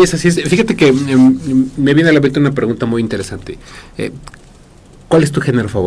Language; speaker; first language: Spanish; native; Spanish